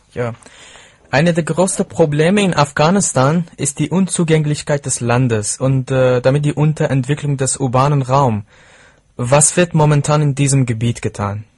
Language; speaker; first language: German; non-native, fluent; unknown